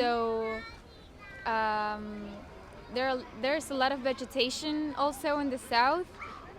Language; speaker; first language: English; non-native, fluent; Spanish